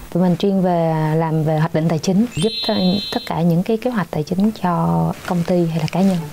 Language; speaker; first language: Vietnamese; native; Vietnamese